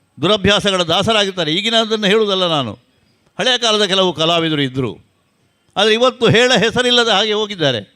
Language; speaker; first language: Kannada; non-native, local second language; Tulu